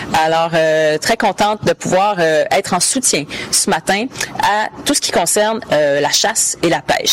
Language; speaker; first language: French; native; French